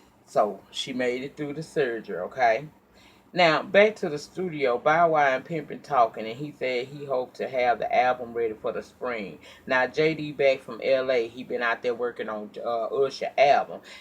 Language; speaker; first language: English; native; English